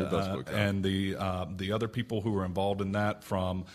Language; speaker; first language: English; native; English